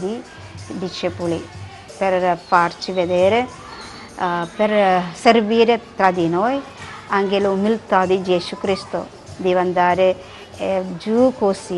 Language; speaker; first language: Italian; non-native, learner; Malayalam